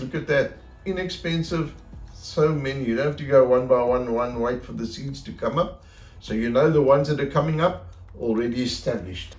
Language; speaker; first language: English; native; English